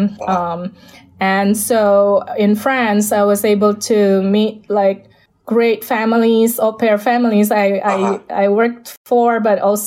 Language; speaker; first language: English; non-native, fluent; Indonesian